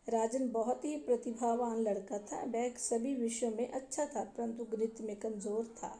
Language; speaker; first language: Hindi; non-native, local second language; Punjabi